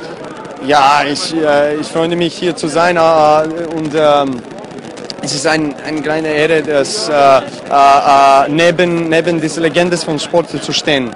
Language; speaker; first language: German; non-native, learner; Serbian